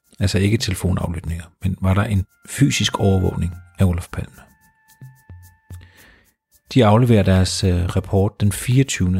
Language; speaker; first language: Danish; native; Danish